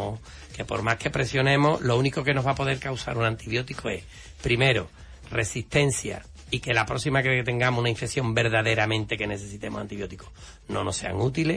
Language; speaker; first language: Spanish; native; Spanish